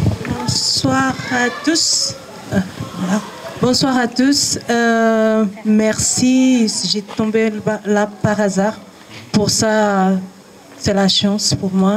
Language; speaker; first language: French; non-native, learner; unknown